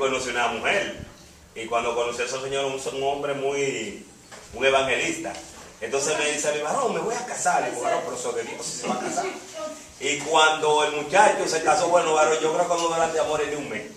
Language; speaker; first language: Spanish; native; Spanish